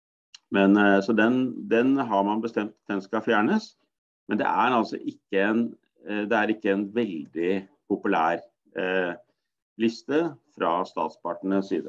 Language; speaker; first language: Norwegian; native; Norwegian